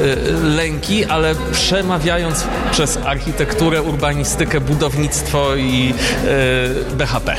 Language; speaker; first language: Polish; native; Polish